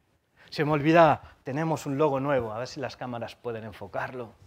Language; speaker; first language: Spanish; native; Spanish